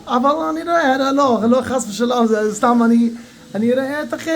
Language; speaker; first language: Hebrew; non-native, fluent; English